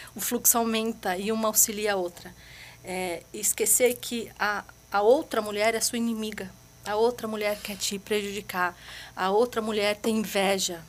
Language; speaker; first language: Portuguese; early bilingual, other home language; Arabic